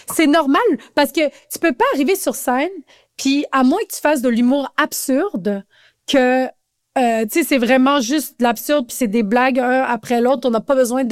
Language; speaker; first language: French; native; French